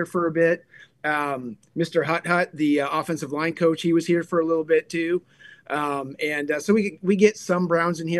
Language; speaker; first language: English; native; English